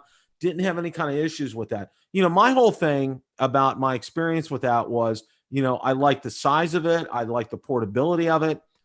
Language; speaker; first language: English; native; English